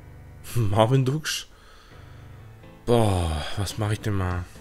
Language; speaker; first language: German; native; German